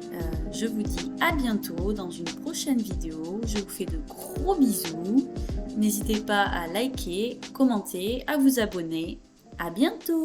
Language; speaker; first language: French; native; French